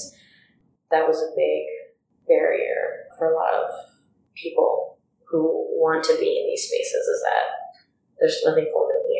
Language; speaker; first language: English; early bilingual, other home language; Spanish